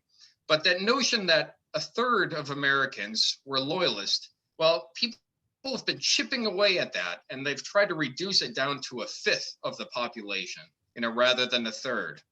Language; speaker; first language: English; native; English